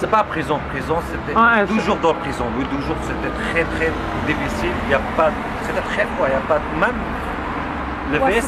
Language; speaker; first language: French; non-native, learner; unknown